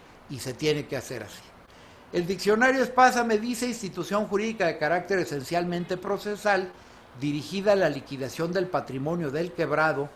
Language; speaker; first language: Spanish; native; Spanish